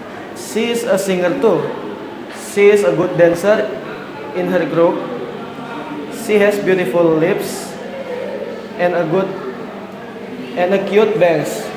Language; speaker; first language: English; non-native, learner; Indonesian